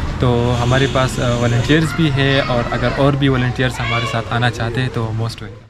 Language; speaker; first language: Urdu; non-native, local second language; Pashto